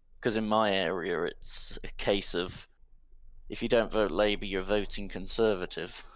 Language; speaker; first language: English; native; English